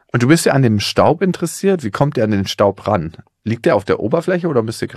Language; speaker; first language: German; native; German